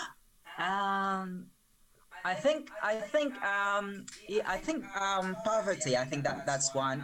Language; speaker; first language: English; non-native, local second language; Filipino